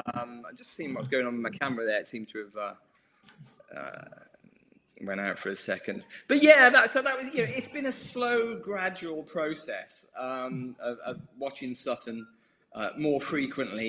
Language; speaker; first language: English; native; English